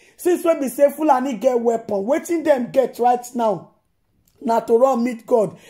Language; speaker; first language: Nigerian Pidgin; non-native, local second language; Yoruba